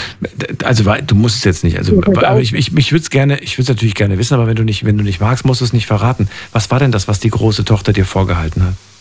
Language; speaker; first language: German; native; German